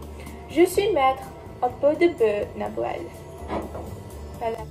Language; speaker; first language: French; non-native, learner; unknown